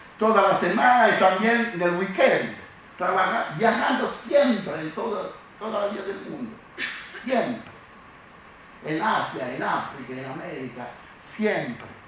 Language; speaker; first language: Spanish; non-native, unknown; Italian